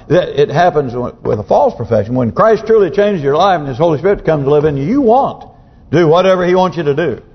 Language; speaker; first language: English; native; English